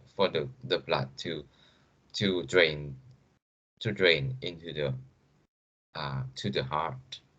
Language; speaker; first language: English; non-native, fluent; Thai